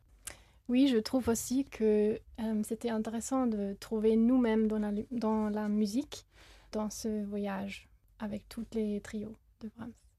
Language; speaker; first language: French; non-native, fluent; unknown